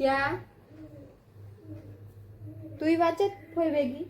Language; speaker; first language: Gujarati; native; Gujarati